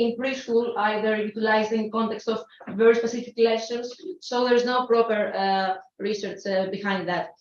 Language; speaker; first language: English; non-native, learner; Slovak